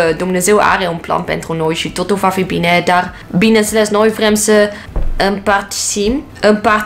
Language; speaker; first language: Romanian; non-native, learner; Dutch